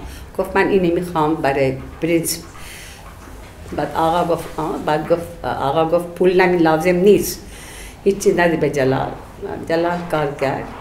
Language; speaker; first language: Persian; early bilingual, heritage; Persian